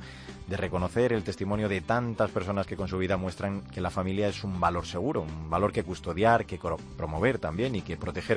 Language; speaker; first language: Spanish; native; Spanish